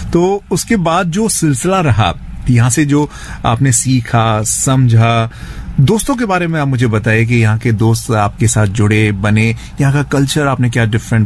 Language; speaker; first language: Hindi; native; Hindi